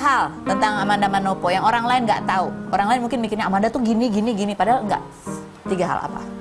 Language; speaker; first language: Indonesian; native; Indonesian